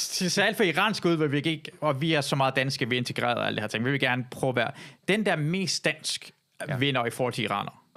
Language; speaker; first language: Danish; early bilingual, other home language; Persian